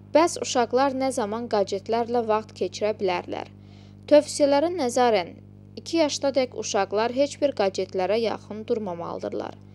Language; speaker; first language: Azerbaijani; non-native, local second language; Georgian